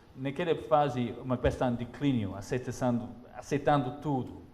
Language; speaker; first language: Portuguese; non-native, fluent; English